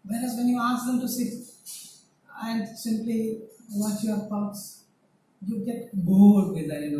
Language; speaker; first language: English; non-native, local second language; Malayalam